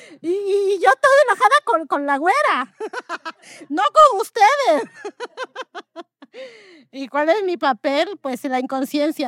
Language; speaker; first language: Spanish; native; Spanish